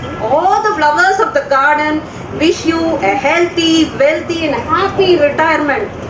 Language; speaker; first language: English; non-native, local second language; Tamil